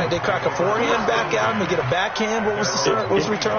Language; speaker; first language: English; native; English